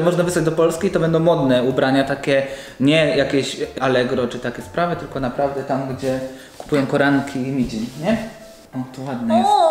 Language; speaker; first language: Polish; native; Polish